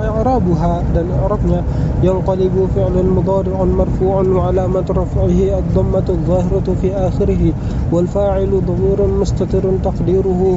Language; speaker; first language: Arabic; non-native, fluent; Indonesian